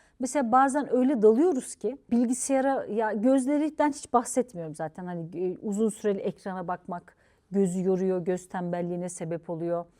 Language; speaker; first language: Turkish; native; Turkish